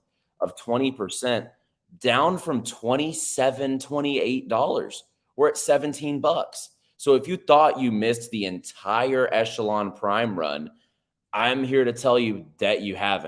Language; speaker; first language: English; native; English